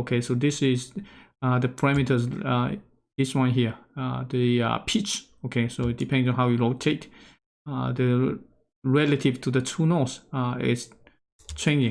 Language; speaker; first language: English; non-native, fluent; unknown